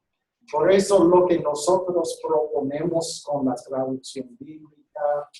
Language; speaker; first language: Spanish; non-native, fluent; English